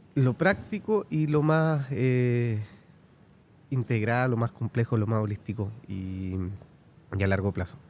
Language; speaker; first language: Spanish; native; Spanish